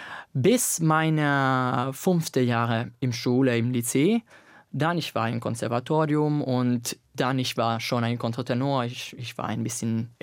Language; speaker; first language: German; non-native, fluent; Italian